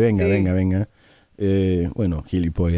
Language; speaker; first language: Spanish; early bilingual, heritage; English